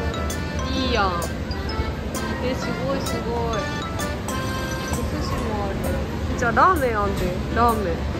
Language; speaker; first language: Japanese; native; Japanese